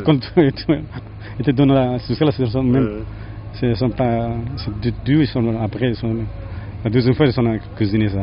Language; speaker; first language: French; non-native, learner; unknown